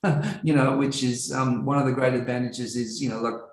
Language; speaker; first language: English; native; English